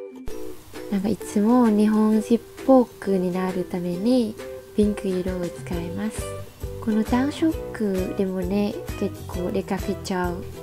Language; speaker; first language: Japanese; non-native, fluent; Vietnamese